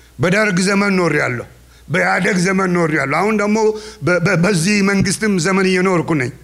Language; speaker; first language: Amharic; non-native, local second language; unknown